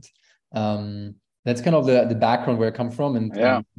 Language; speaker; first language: English; non-native, fluent; German